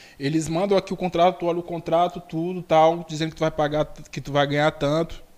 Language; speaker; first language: Portuguese; native; Portuguese